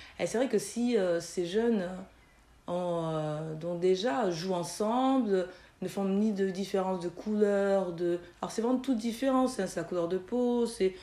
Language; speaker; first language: French; native; French